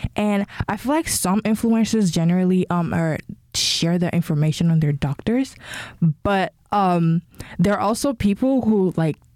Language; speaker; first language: English; non-native, local second language; Yoruba